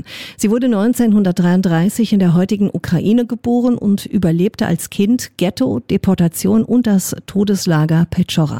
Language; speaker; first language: German; native; German